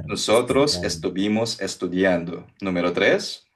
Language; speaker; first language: Spanish; non-native, fluent; Filipino